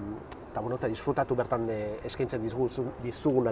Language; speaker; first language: Basque; native; Basque